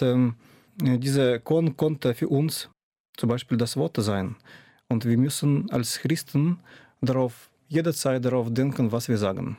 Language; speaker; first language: German; non-native, fluent; Russian